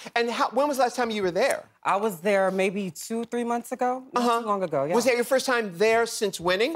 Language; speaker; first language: English; native; English